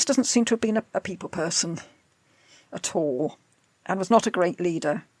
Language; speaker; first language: English; native; English